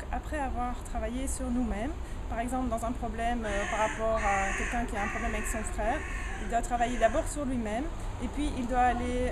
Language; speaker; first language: French; native; French